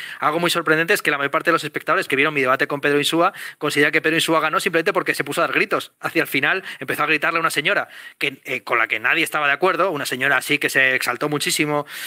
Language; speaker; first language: Spanish; native; Spanish